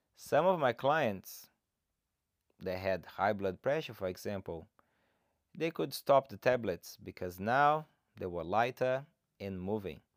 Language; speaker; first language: English; non-native, fluent; Portuguese